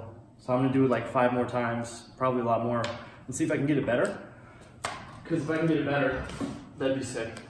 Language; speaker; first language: English; native; English